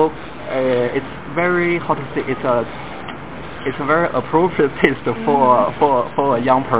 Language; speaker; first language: English; non-native, fluent; Chinese